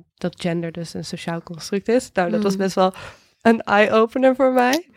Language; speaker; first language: Dutch; native; Dutch